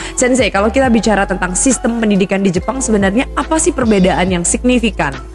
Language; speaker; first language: Indonesian; native; Indonesian